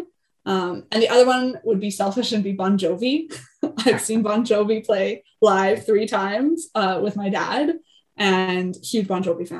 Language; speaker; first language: English; native; English